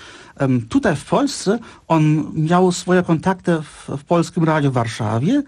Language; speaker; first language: Polish; non-native, fluent; Czech